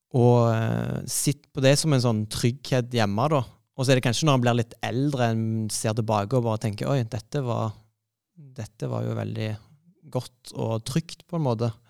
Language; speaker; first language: Norwegian; native; Norwegian